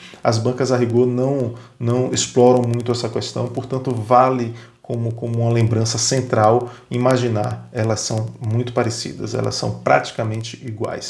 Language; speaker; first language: Portuguese; native; Portuguese